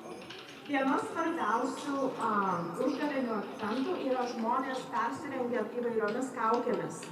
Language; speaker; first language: Lithuanian; early bilingual, heritage; Lithuanian